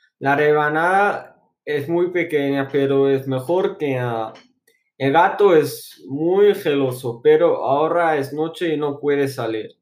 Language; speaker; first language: Spanish; non-native, learner; English